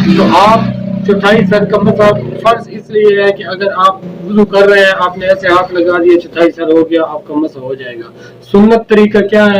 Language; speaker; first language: Urdu; native; Urdu